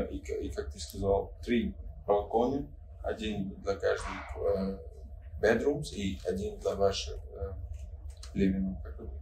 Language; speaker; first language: Russian; non-native, fluent; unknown